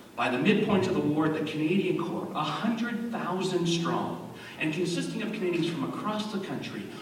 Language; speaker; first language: English; native; English